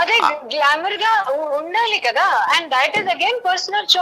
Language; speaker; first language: Telugu; non-native, learner; Hindi